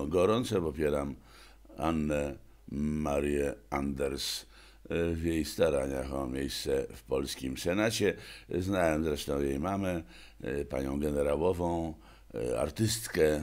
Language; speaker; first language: Polish; native; Polish